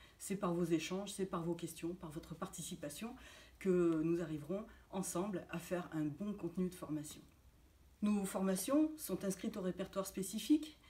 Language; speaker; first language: French; native; French